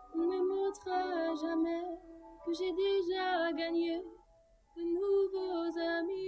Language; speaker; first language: French; native; French